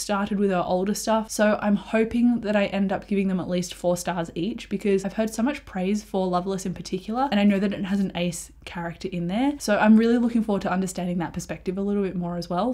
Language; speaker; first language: English; native; English